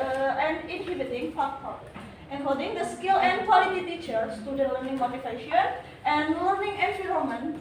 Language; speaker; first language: English; non-native, learner; Indonesian